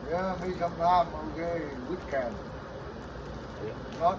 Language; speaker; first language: English; non-native, learner; Vietnamese